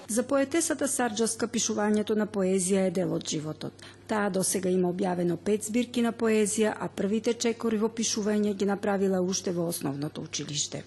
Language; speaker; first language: Macedonian; early bilingual, heritage; Macedonian